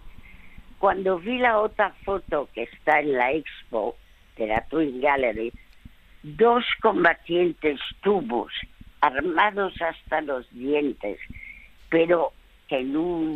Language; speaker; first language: Spanish; early bilingual, other home language; French